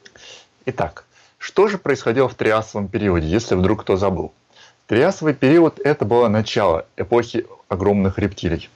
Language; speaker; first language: Russian; native; Russian